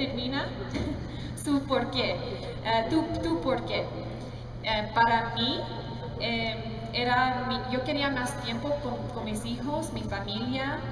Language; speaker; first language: Spanish; non-native, learner; English